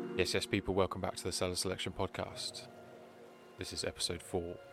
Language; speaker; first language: English; native; English